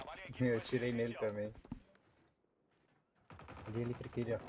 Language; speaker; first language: Portuguese; native; Portuguese